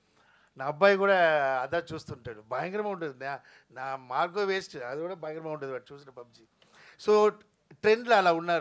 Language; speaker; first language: Telugu; non-native, local second language; Tamil